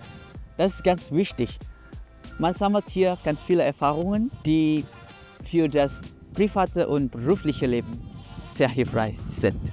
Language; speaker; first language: German; non-native, fluent; Indonesian